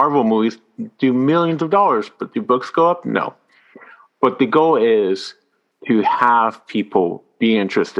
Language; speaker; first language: English; non-native, fluent; French